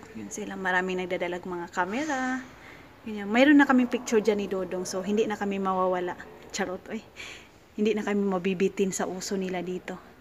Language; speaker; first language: Filipino; native; Filipino